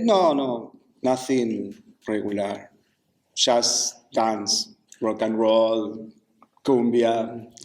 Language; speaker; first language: English; non-native, learner; Spanish